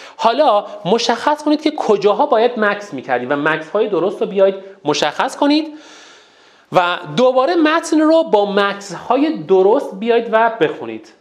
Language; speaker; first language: Persian; non-native, local second language; Azerbaijani